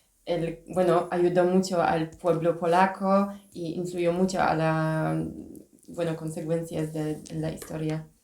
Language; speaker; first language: Spanish; non-native, fluent; Polish